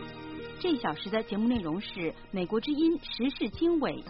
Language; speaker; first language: Chinese; native; Chinese